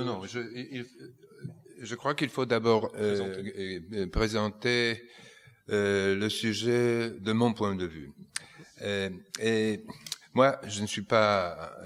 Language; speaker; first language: French; non-native, fluent; Polish